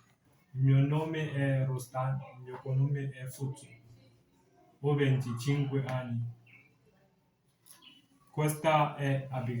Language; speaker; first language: Italian; non-native, learner; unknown